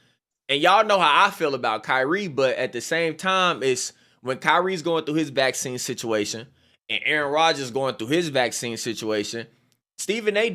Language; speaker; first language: English; native; English